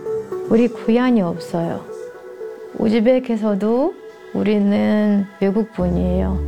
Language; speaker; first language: Korean; non-native, learner; Russian